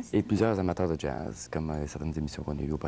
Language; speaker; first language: French; native; French